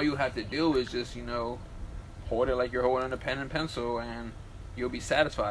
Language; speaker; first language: English; native; English